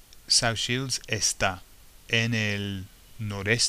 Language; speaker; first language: Spanish; non-native, fluent; English